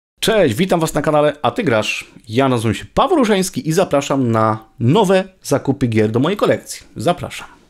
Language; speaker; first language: Polish; native; Polish